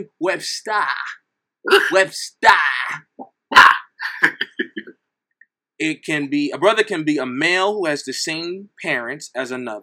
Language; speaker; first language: English; native; English